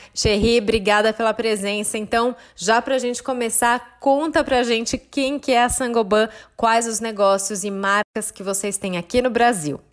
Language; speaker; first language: Portuguese; native; Portuguese